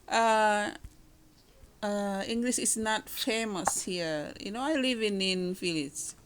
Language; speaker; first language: English; non-native, learner; Indonesian